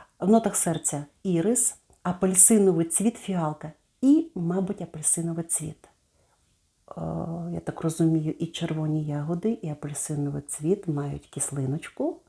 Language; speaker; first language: Ukrainian; native; Ukrainian